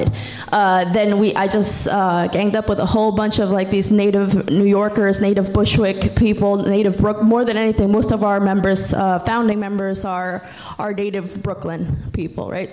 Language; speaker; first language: English; native; English